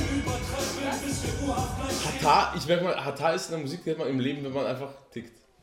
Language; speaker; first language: German; native; German